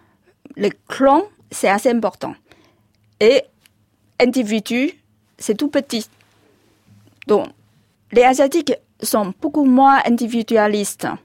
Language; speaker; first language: French; non-native, fluent; Chinese